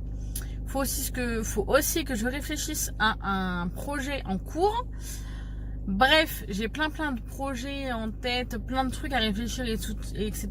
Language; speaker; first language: French; native; French